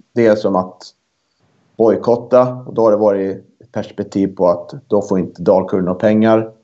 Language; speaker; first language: Swedish; native; Swedish